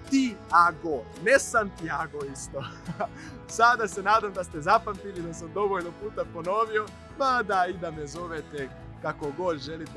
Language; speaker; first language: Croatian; non-native, fluent; Portuguese